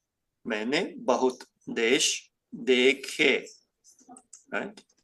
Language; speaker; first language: Hindi; non-native, fluent; Ukrainian